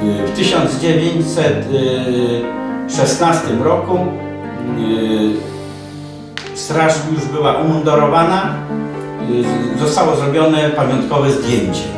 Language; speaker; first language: Polish; native; Polish